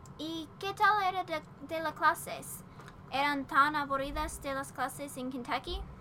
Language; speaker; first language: Spanish; non-native, learner; English